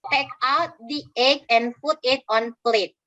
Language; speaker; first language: English; non-native, fluent; Indonesian